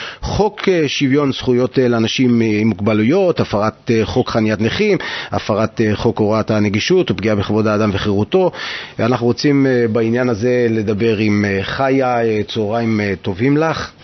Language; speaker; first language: Hebrew; native; Hebrew